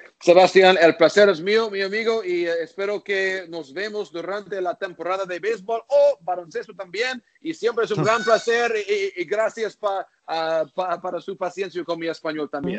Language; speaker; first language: Spanish; non-native, learner; English